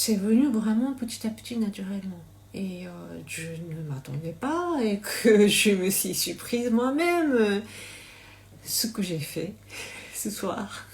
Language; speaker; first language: French; non-native, learner; Japanese